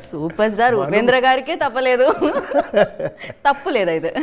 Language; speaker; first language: Telugu; native; Telugu